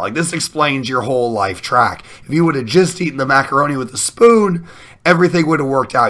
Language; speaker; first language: English; native; English